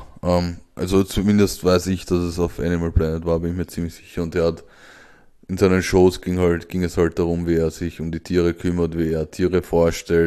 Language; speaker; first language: German; native; German